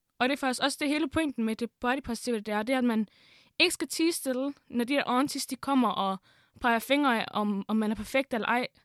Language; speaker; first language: Danish; early bilingual, other home language; Arabic